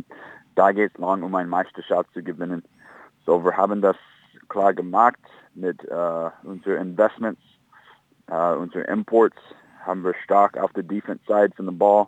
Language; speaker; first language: German; non-native, fluent; English